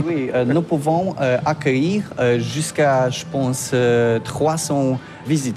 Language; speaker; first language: French; non-native, learner; Polish